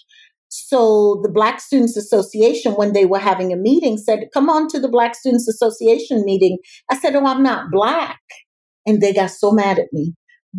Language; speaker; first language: English; native; English